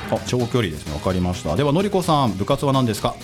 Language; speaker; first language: Japanese; native; Japanese